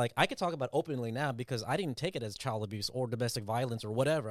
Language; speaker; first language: English; early bilingual, other home language; Vietnamese